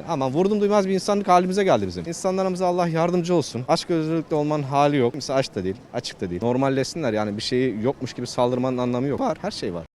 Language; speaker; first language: Turkish; native; Turkish